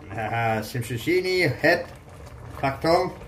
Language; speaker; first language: Thai; non-native, learner; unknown